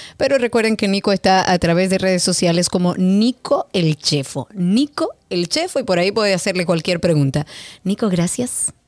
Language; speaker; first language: Spanish; native; Spanish